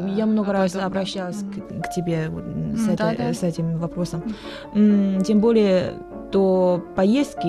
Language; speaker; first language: Russian; non-native, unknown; Chinese